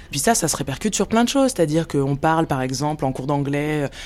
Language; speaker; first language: French; native; French